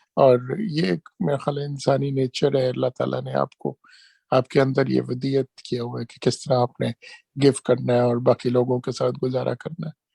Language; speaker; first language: Urdu; non-native, local second language; Punjabi